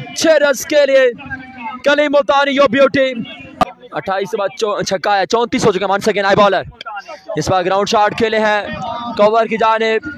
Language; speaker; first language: Urdu; non-native, local second language; Punjabi